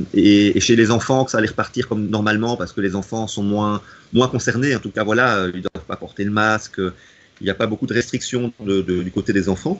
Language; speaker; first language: French; native; French